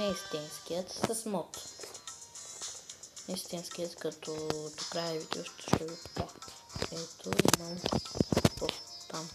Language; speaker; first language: Bulgarian; non-native, local second language; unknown